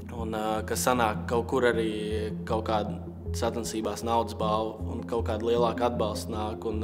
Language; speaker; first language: Latvian; non-native, local second language; Russian